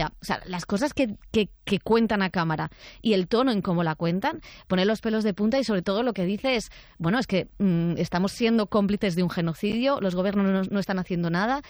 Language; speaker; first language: Spanish; native; Spanish